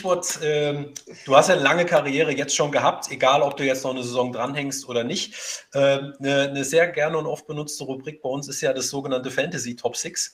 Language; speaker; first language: German; native; German